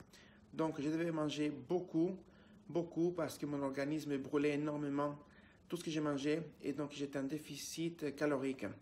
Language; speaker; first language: French; non-native, fluent; Spanish